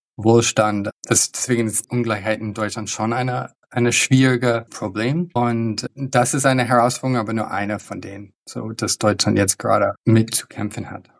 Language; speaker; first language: German; early bilingual, heritage; English